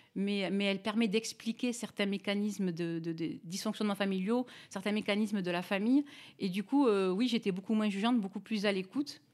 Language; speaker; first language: French; native; French